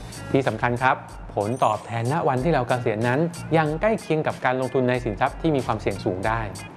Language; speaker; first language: Thai; native; Thai